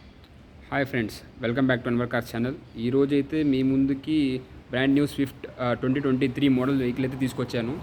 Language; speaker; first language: Telugu; native; Telugu